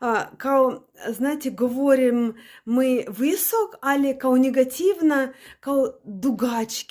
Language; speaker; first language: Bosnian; non-native, learner; Russian